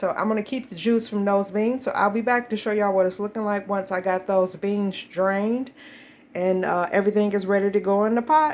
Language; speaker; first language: English; native; English